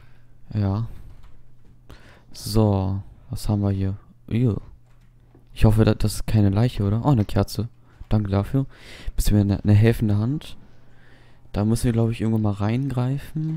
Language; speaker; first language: German; native; German